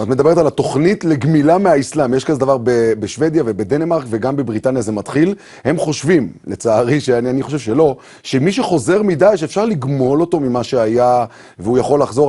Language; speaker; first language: Hebrew; native; Hebrew